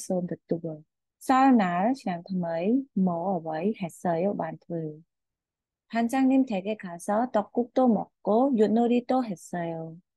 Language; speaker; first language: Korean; non-native, fluent; Khmer